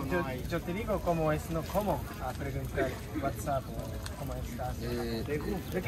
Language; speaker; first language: Spanish; native; Spanish